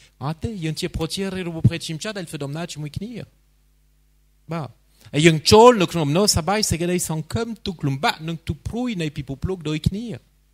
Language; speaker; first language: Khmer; non-native, fluent; French